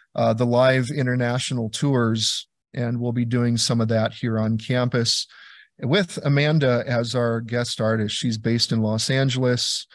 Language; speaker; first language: English; native; English